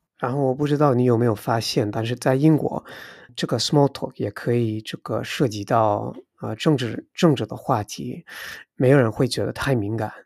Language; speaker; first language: Chinese; non-native, fluent; English